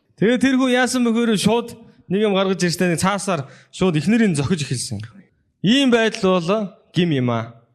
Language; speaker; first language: Mongolian; non-native, fluent; Korean